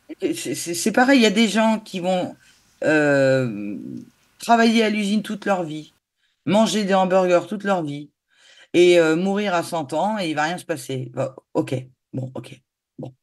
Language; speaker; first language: French; native; French